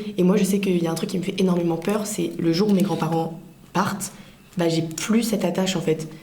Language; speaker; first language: French; early bilingual, other home language; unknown